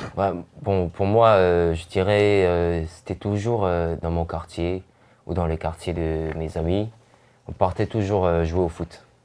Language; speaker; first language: French; non-native, local second language; Korean